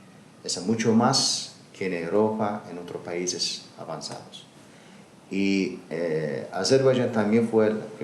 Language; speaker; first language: Spanish; non-native, learner; Azerbaijani